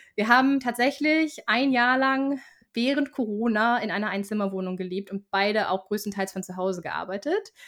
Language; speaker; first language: German; native; German